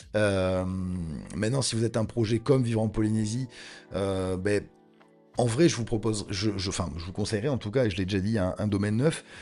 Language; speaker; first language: French; native; French